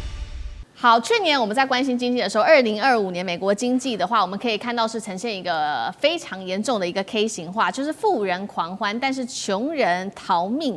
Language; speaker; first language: Chinese; native; Chinese